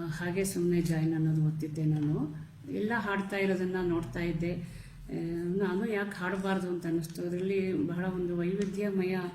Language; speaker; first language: Kannada; native; Kannada